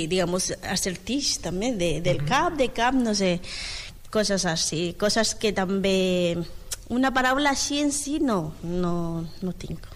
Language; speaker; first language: Catalan; non-native, local second language; Spanish